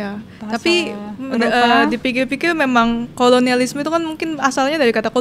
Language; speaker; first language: Indonesian; native; Indonesian